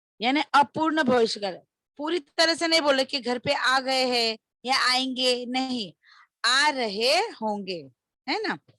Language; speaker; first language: Hindi; non-native, local second language; Marathi